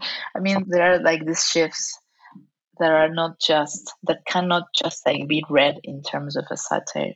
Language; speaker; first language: English; non-native, fluent; Spanish